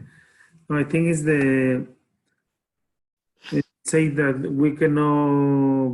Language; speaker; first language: English; non-native, learner; Spanish